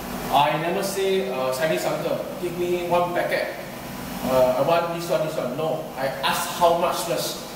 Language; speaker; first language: English; non-native, local second language; Chinese